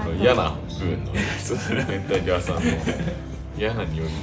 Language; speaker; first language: Japanese; native; Japanese